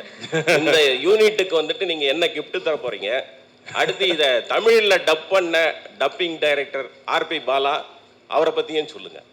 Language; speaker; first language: Tamil; native; Tamil